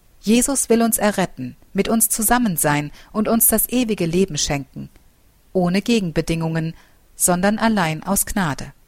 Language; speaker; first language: German; native; German